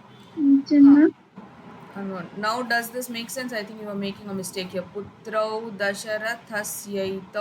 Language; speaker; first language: English; non-native, local second language; Tamil